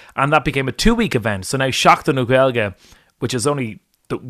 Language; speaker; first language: English; native; English